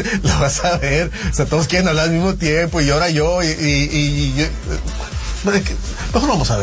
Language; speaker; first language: Spanish; native; Spanish